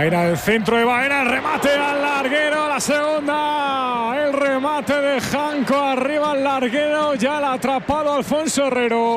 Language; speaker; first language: Spanish; native; Spanish